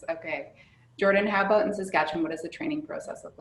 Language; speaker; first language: English; native; English